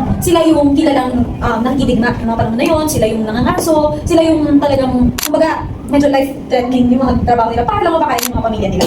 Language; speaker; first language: Filipino; native; Filipino